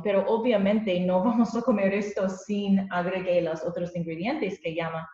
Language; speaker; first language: Spanish; non-native, learner; English